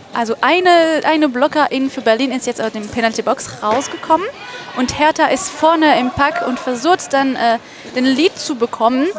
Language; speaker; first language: German; non-native, fluent; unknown